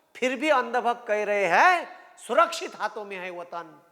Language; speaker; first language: Hindi; non-native, local second language; Marathi